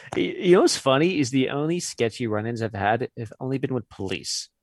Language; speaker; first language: English; early bilingual, other home language; Hindi